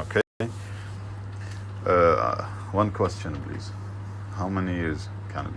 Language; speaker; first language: English; non-native, learner; Arabic